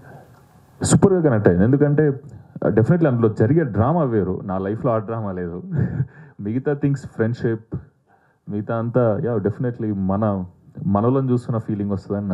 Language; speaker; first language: Telugu; native; Telugu